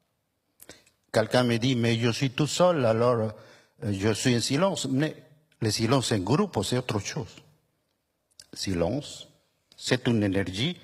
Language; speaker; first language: French; non-native, fluent; Spanish